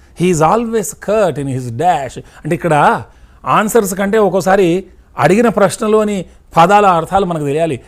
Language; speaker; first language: Telugu; native; Telugu